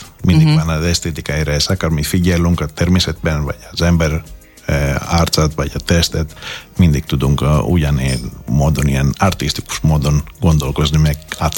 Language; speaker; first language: Hungarian; non-native, learner; Greek